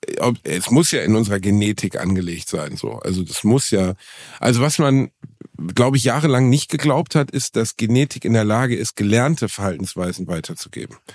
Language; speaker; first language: German; native; German